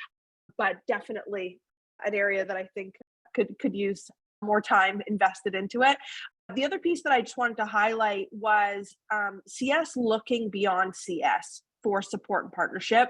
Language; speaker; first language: English; native; English